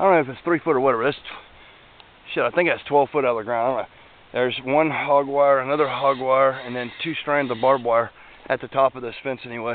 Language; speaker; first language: English; native; English